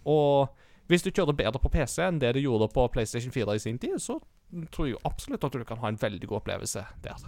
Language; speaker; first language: Norwegian; native; Norwegian